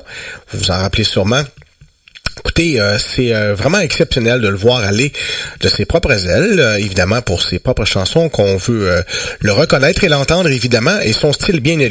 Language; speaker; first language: French; native; French